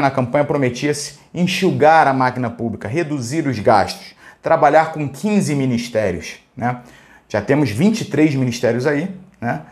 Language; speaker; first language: Portuguese; native; Portuguese